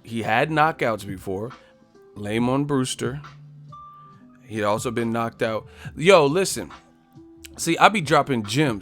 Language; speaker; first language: English; native; English